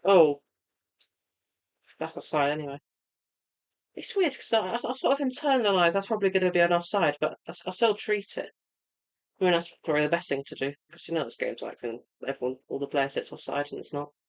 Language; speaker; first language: English; native; English